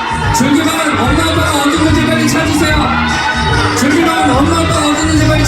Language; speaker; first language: Korean; native; Korean